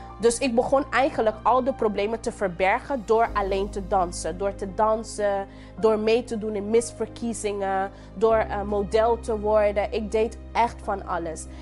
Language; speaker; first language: Dutch; non-native, local second language; English